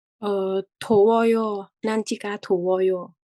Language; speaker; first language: Korean; non-native, fluent; Thai